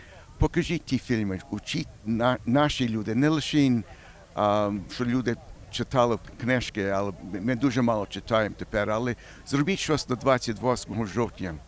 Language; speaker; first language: Ukrainian; early bilingual, heritage; Ukrainian